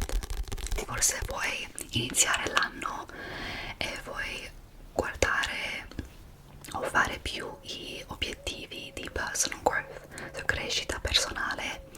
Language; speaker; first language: Italian; non-native, fluent; English